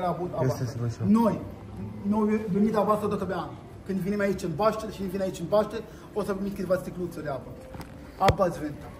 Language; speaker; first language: Romanian; non-native, learner; Arabic